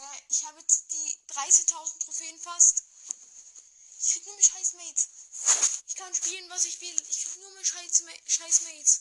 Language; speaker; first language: German; native; German